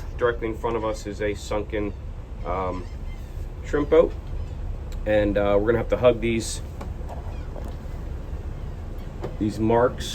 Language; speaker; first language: English; native; English